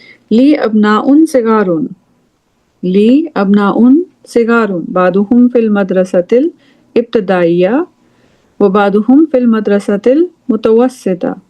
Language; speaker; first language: Arabic; non-native, fluent; English